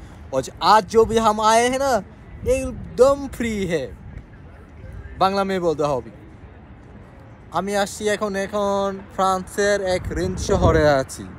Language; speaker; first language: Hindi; non-native, learner; Bangla